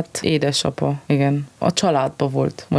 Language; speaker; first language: Hungarian; non-native, fluent; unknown